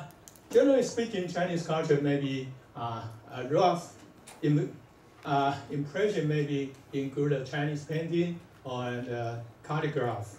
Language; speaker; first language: English; non-native, fluent; Chinese